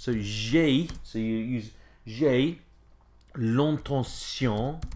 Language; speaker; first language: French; non-native, fluent; English